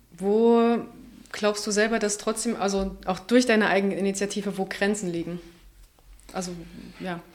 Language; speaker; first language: German; native; German